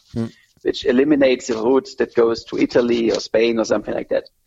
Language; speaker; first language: English; non-native, fluent; German